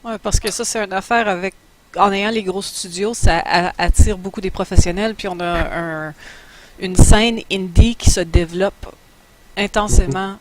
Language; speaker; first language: French; native; French